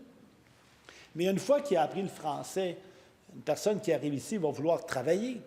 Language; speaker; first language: French; native; French